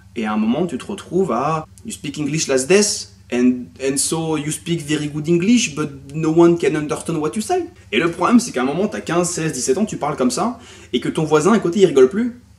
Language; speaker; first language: French; native; French